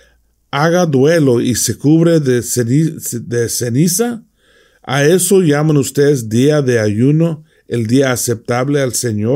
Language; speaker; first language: Spanish; non-native, fluent; English